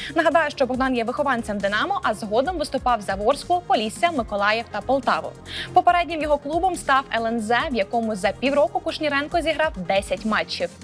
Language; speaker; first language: Ukrainian; native; Ukrainian